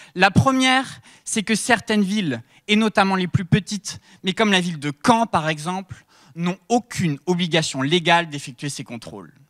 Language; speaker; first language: French; native; French